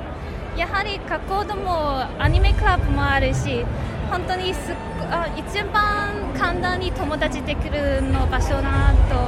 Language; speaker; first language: Japanese; non-native, learner; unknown